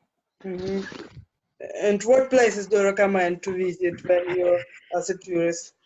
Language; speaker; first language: English; non-native, fluent; Russian